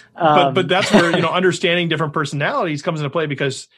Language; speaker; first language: English; native; English